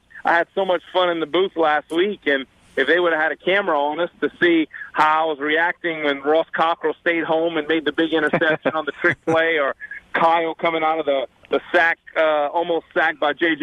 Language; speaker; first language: English; native; English